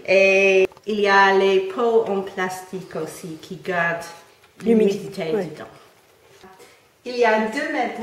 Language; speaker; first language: French; non-native, fluent; English